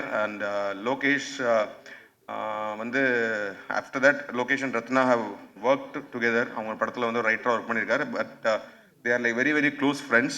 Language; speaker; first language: Tamil; native; Tamil